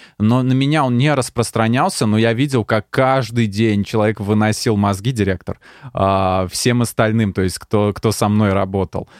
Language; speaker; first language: Russian; native; Russian